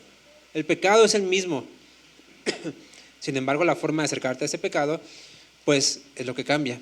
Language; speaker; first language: Spanish; native; Spanish